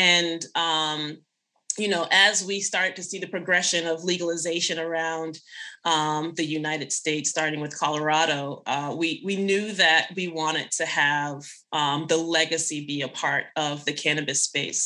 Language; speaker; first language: English; native; English